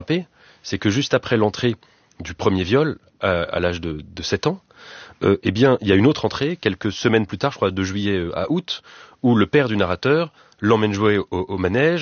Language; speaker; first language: French; native; French